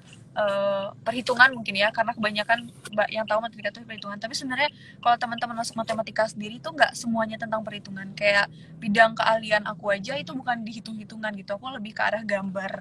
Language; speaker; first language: Indonesian; native; Indonesian